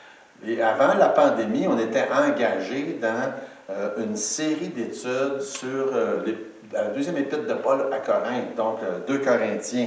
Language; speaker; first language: French; native; French